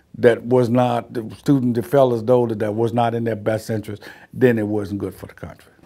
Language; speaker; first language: English; native; English